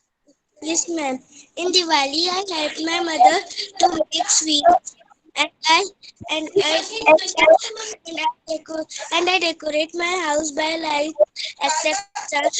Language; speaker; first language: English; non-native, learner; Hindi